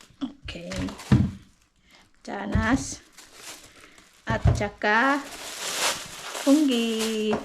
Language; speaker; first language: Filipino; native; Filipino